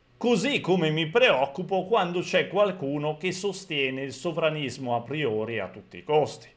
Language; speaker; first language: Italian; native; Italian